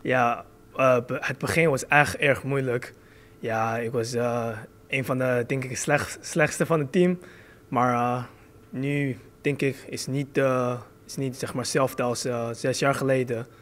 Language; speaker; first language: Dutch; early bilingual, other home language; Chinese